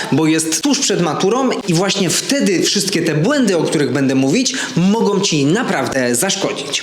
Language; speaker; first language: Polish; native; Polish